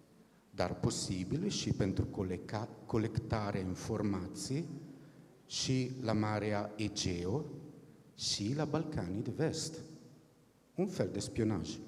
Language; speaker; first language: Romanian; non-native, fluent; Italian